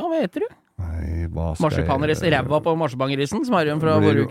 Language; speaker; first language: Norwegian; native; Norwegian